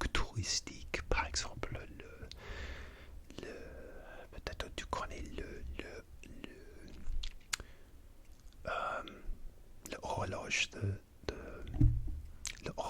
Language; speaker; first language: French; non-native, learner; English